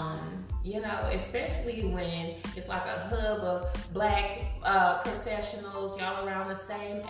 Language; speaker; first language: English; native; English